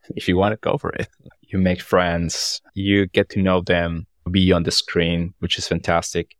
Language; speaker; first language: English; non-native, fluent; Spanish